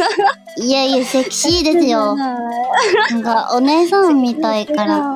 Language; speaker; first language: Japanese; non-native, learner; Cebuano